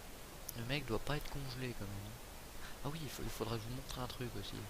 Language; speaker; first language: French; native; French